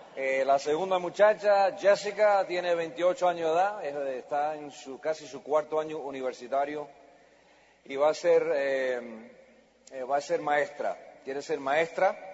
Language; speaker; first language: Spanish; early bilingual, heritage; Spanish